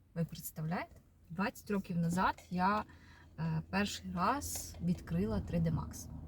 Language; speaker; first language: Ukrainian; non-native, local second language; Russian